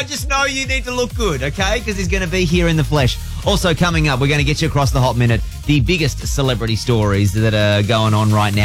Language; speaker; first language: English; native; English